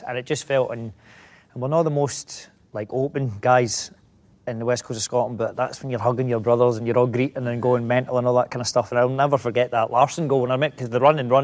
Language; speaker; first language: English; native; English